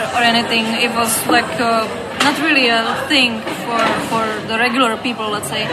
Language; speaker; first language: English; non-native, fluent; Czech